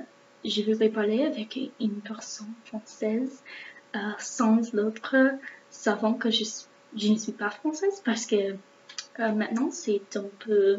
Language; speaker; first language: French; non-native, learner; English